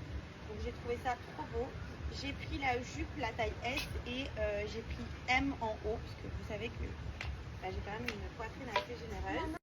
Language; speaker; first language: French; native; French